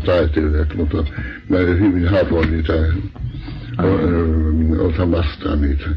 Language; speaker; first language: Finnish; non-native, local second language; Swedish